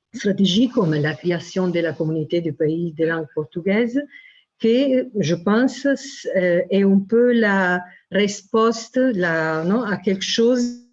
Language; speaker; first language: French; non-native, fluent; Italian